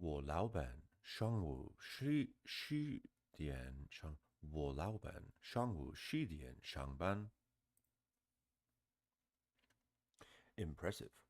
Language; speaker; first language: Chinese; non-native, learner; English